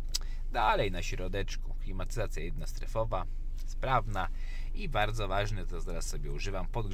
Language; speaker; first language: Polish; native; Polish